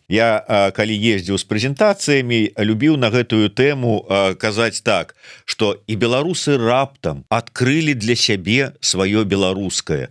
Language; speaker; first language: Belarusian; native; Belarusian